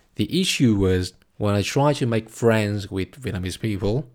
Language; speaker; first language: English; non-native, fluent; Vietnamese